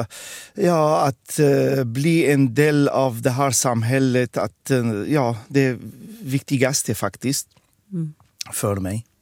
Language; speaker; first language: Swedish; non-native, fluent; Arabic